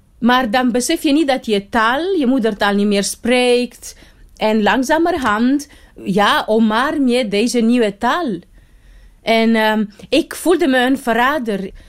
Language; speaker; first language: Dutch; non-native, fluent; Romanian